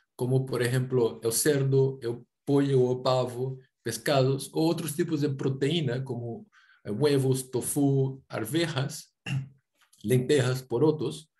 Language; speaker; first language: Spanish; non-native, fluent; Portuguese